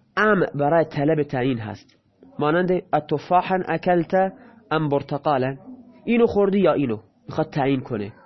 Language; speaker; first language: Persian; non-native, local second language; Baluchi